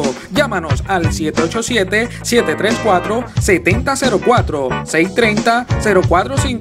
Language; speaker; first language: Spanish; native; Spanish